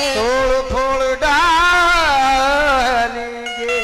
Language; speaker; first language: Urdu; native; Urdu